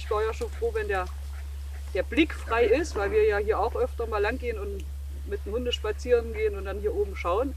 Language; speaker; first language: German; native; German